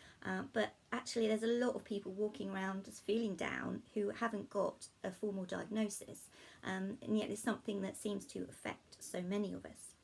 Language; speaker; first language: English; native; English